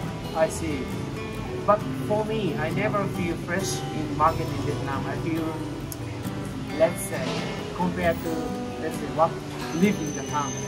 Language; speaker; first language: English; non-native, learner; Japanese